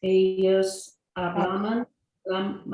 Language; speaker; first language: Spanish; non-native, learner; English